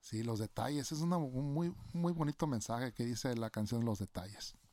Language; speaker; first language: Spanish; early bilingual, other home language; English